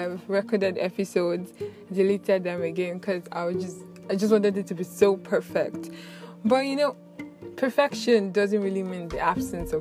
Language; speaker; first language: English; non-native, local second language; Igbo